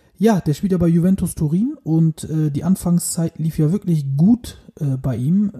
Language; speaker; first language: German; early bilingual, other home language; Turkish